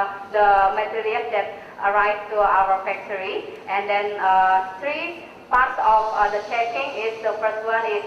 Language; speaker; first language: English; non-native, local second language; Indonesian